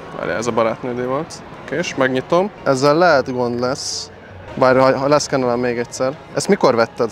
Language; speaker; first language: Hungarian; early bilingual, other home language; Chinese